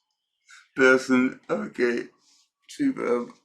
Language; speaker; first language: French; non-native, learner; English